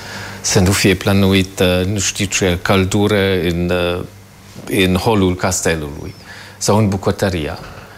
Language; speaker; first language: Romanian; non-native, fluent; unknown